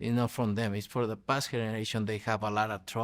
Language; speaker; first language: English; non-native, fluent; Spanish